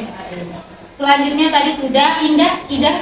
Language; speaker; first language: Indonesian; native; Indonesian